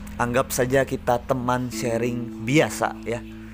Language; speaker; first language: Indonesian; native; Indonesian